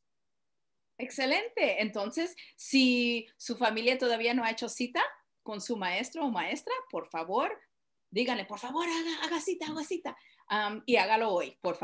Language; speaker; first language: Spanish; early bilingual, other home language; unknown